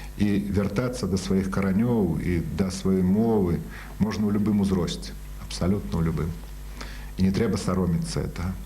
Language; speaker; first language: Belarusian; native; Belarusian